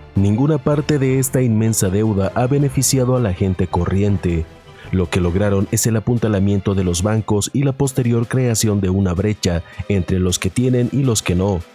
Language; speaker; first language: Spanish; native; Spanish